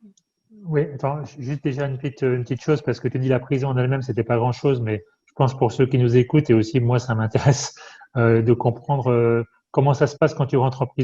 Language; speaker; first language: French; native; French